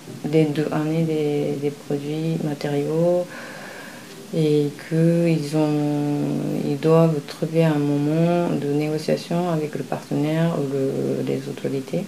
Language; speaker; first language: French; non-native, fluent; Japanese